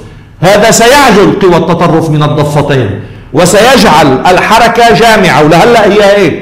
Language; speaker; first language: Arabic; native; Arabic